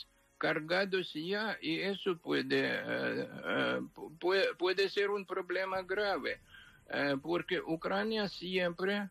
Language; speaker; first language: Spanish; non-native, fluent; Ukrainian